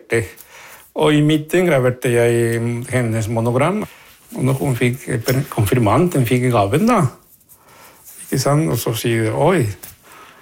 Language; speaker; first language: Norwegian; non-native, fluent; Spanish